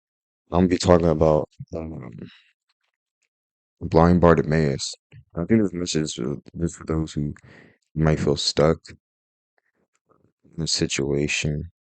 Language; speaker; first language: English; native; English